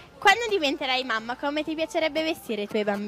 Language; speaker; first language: Italian; native; Italian